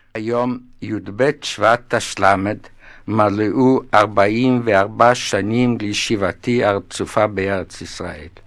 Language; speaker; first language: Hebrew; non-native, fluent; Yiddish